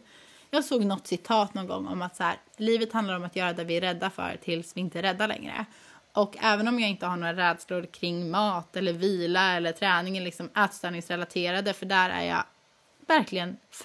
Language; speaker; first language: Swedish; native; Swedish